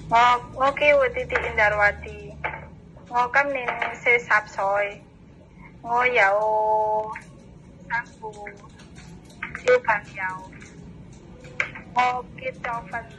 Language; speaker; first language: Chinese; non-native, learner; Indonesian